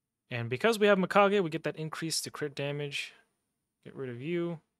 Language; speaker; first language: English; native; English